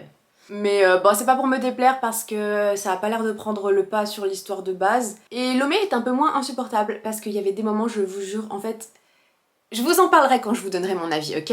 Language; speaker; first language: French; native; French